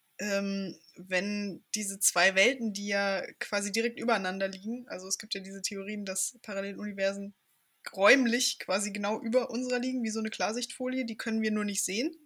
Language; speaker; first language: German; native; German